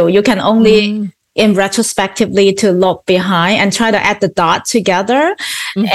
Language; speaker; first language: English; non-native, local second language; Cantonese